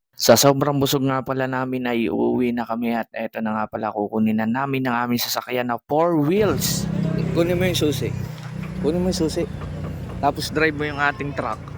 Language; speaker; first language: Filipino; native; Filipino